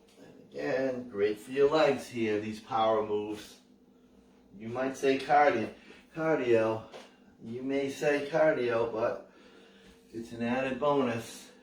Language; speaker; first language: English; native; English